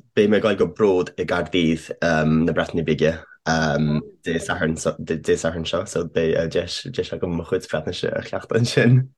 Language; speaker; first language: Irish; non-native, fluent; English